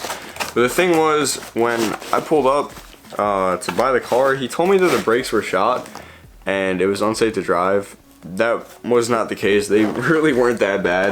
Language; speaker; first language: English; native; English